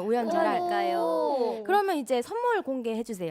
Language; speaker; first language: Korean; native; Korean